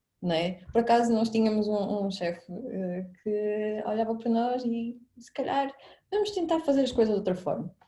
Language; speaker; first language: Portuguese; native; Portuguese